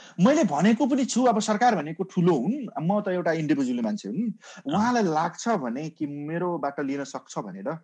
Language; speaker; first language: Nepali; non-native, local second language; Maithili